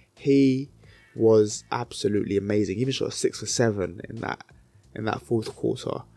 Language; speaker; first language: English; native; English